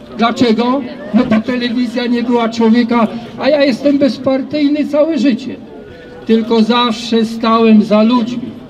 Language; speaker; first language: Polish; native; Polish